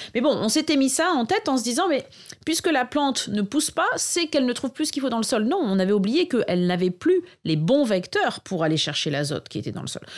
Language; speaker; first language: French; native; French